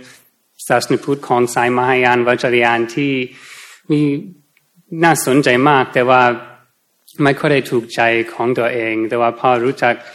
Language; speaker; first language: Thai; non-native, fluent; English